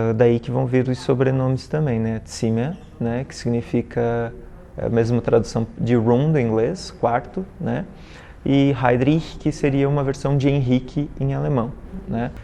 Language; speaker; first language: Portuguese; native; Portuguese